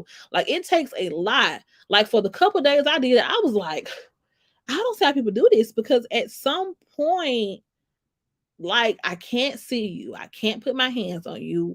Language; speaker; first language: English; native; English